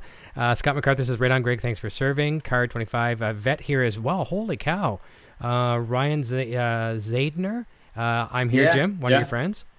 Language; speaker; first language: English; native; English